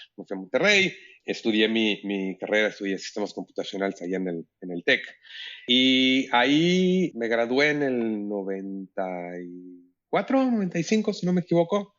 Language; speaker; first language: Spanish; native; Spanish